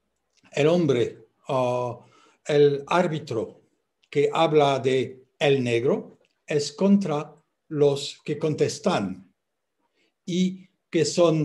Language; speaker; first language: Spanish; non-native, fluent; French